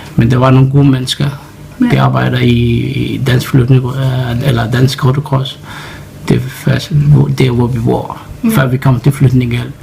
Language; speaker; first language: Danish; non-native, learner; Arabic